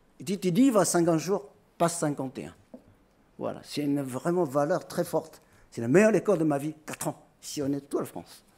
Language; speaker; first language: French; non-native, fluent; Chinese